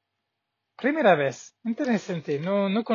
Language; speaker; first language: Spanish; non-native, learner; English